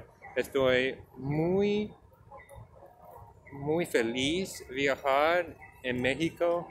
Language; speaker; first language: Spanish; non-native, learner; English